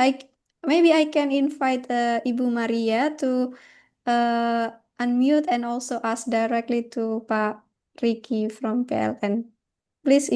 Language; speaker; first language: English; non-native, fluent; Indonesian